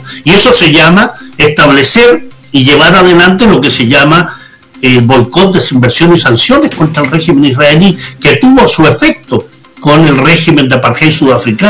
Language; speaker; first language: Spanish; native; Spanish